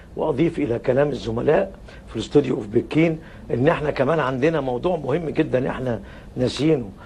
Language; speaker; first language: Arabic; native; Arabic